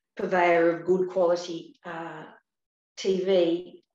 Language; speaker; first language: English; native; English